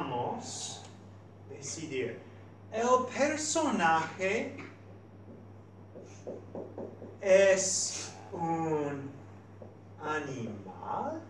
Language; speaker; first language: Spanish; non-native, fluent; English